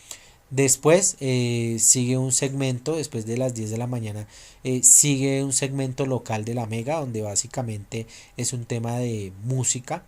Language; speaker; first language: Spanish; native; Spanish